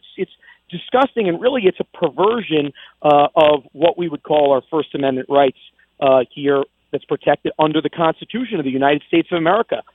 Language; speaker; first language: English; native; English